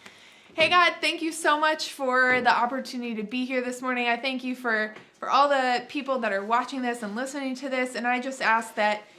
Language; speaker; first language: English; native; English